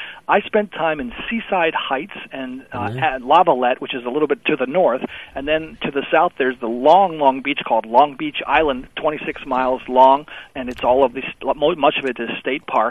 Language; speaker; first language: English; native; English